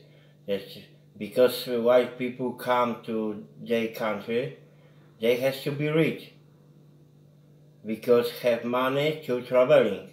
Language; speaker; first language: English; non-native, learner; Polish